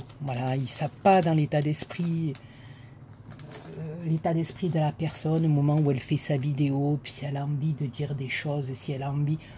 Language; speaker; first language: French; native; French